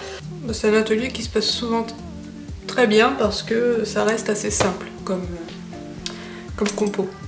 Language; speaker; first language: French; native; French